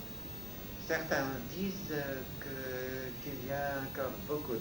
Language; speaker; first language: French; non-native, fluent; Russian